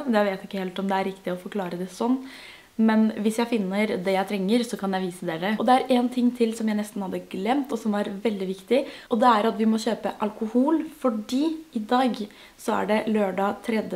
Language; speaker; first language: Norwegian; non-native, fluent; French